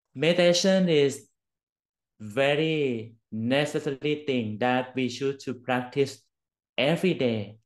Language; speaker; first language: English; non-native, learner; Thai